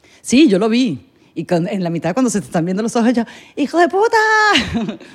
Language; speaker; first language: Spanish; native; Spanish